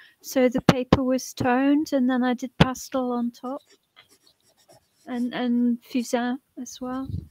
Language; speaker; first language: English; native; English